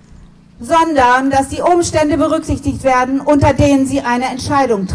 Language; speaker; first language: German; native; German